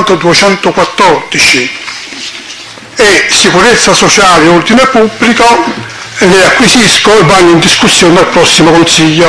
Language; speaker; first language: Italian; native; Italian